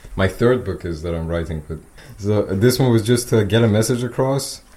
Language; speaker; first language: English; non-native, fluent; Persian